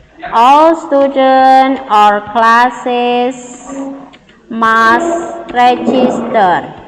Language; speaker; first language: English; non-native, learner; Indonesian